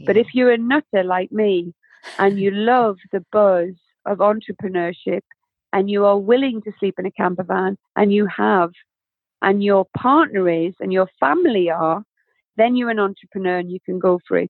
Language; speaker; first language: English; native; English